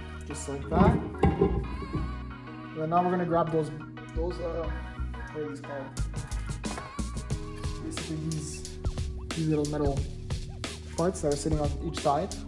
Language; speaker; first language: English; native; English